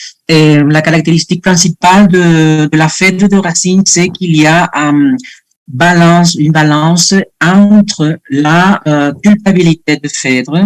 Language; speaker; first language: French; non-native, fluent; Spanish